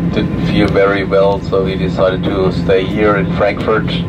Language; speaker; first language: English; non-native, fluent; German